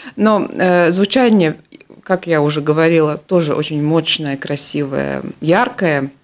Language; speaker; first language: Russian; non-native, local second language; Latvian